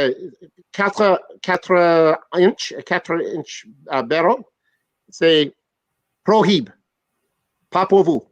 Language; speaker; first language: French; non-native, local second language; English